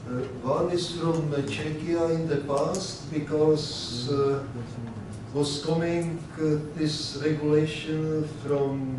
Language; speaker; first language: English; non-native, learner; Czech